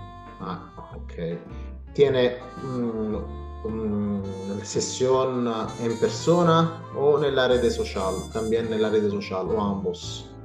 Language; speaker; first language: Spanish; non-native, learner; Italian